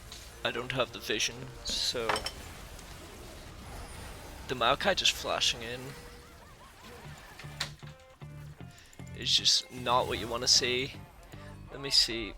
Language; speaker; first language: English; native; English